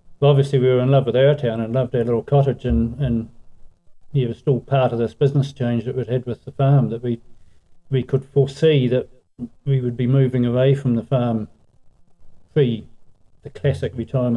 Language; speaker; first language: English; native; English